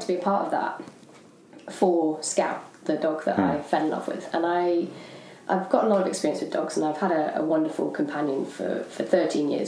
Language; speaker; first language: English; native; English